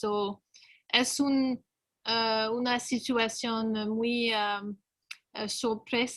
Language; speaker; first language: Spanish; non-native, learner; English